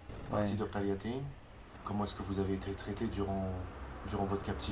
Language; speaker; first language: French; native; French